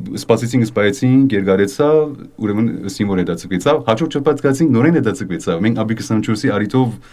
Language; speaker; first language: Armenian; native; Armenian